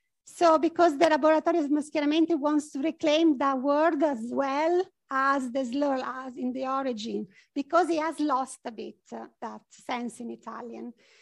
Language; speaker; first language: English; non-native, fluent; Italian